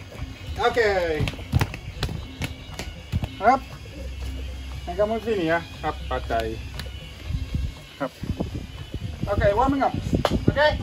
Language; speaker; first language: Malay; non-native, learner; Dutch